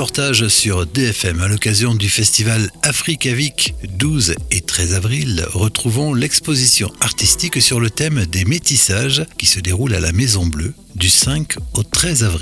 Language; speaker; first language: French; native; French